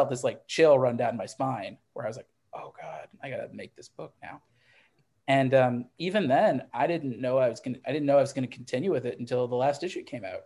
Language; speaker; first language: English; native; English